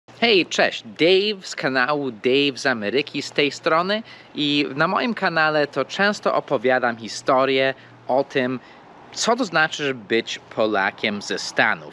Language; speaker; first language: Polish; early bilingual, heritage; Polish